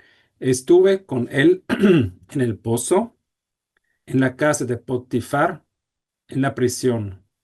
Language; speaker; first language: Spanish; non-native, fluent; German